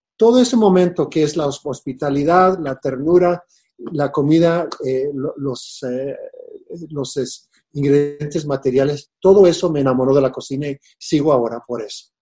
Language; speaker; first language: Spanish; early bilingual, heritage; Spanish